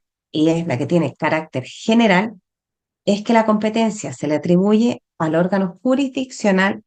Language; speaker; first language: Spanish; native; Spanish